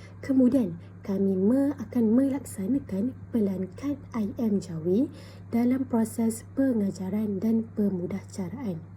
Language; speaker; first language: Malay; native; Malay